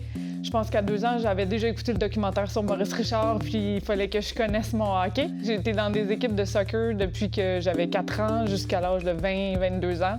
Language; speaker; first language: French; native; French